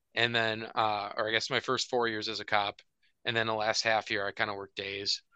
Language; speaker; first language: English; native; English